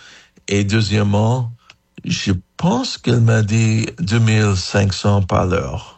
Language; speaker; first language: French; non-native, fluent; English